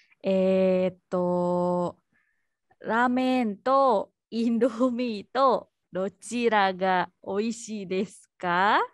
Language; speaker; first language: Japanese; non-native, fluent; Indonesian